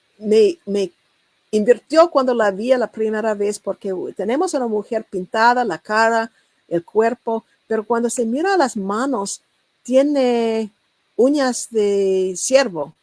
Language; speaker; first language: Spanish; non-native, learner; English